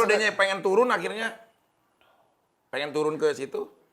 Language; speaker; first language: Indonesian; native; Indonesian